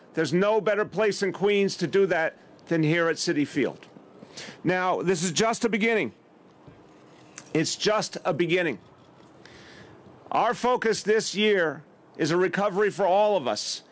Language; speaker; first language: English; native; English